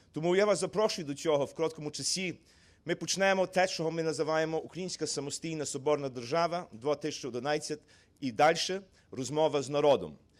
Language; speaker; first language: Ukrainian; early bilingual, heritage; Ukrainian